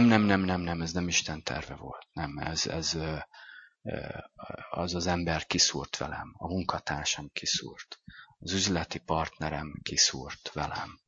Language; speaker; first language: Hungarian; native; Hungarian